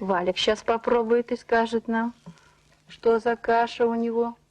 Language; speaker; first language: Russian; native; Russian